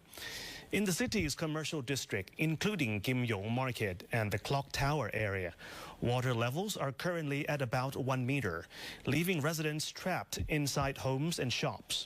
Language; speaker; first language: English; non-native, fluent; Thai